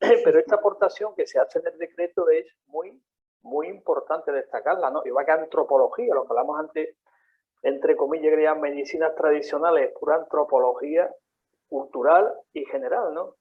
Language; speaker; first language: Spanish; native; Spanish